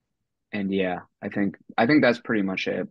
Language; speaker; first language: English; native; English